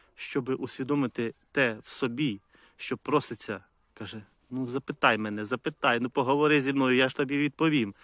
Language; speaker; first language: Ukrainian; native; Ukrainian